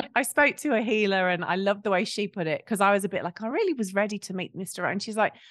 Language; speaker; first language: English; native; English